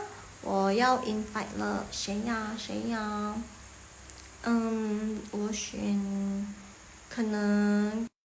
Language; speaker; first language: Chinese; non-native, fluent; Indonesian